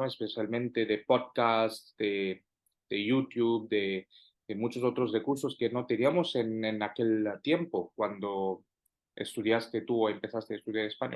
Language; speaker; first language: Spanish; non-native, fluent; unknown